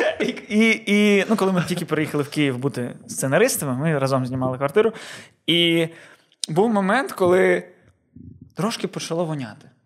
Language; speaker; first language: Ukrainian; non-native, local second language; Russian